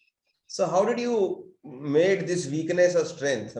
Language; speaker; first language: English; non-native, local second language; Hindi